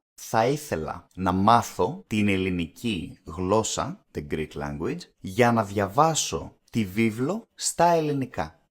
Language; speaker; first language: Greek; non-native, learner; English